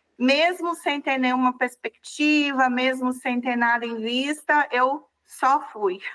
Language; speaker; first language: Portuguese; native; Portuguese